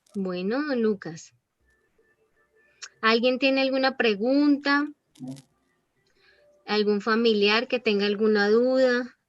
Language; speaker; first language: Spanish; native; Spanish